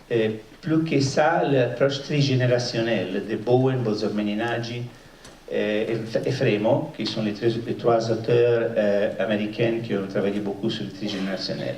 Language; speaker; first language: French; non-native, fluent; Italian